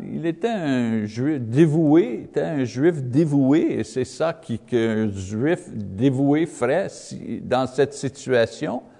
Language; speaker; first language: French; non-native, learner; English